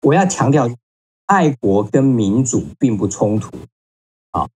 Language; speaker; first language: Chinese; native; Chinese